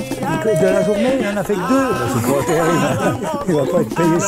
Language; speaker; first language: French; native; French